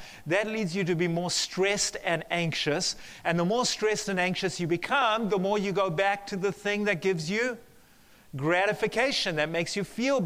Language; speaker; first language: English; native; English